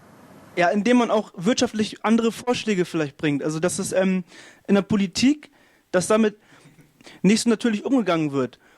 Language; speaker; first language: German; native; German